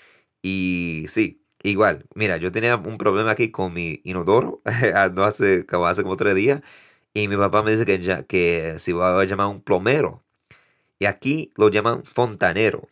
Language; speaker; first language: Spanish; early bilingual, heritage; Spanish